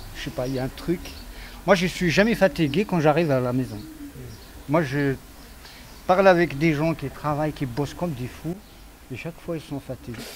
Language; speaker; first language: French; non-native, fluent; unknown